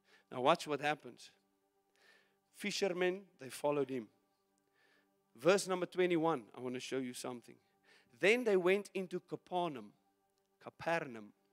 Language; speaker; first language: English; non-native, local second language; Afrikaans